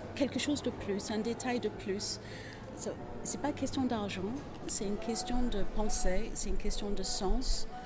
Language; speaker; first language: French; non-native, fluent; English